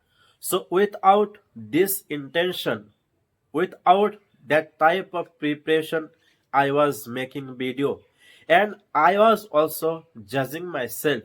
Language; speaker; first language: English; non-native, learner; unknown